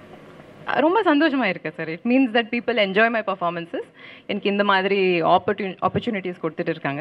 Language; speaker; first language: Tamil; non-native, learner; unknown